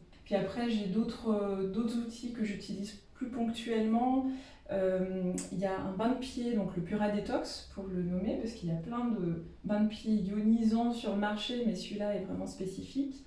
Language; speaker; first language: French; native; French